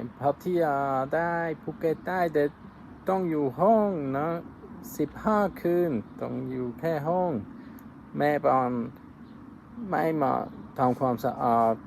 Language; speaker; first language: Thai; non-native, learner; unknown